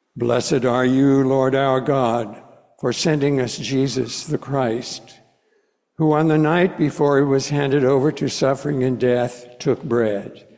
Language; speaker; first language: English; native; English